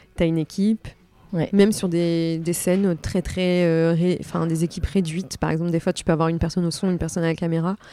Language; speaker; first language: French; native; French